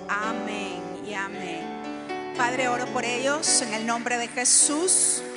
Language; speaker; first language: Spanish; native; Spanish